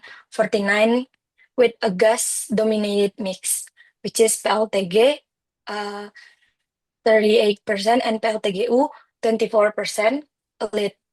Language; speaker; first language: English; non-native, learner; Indonesian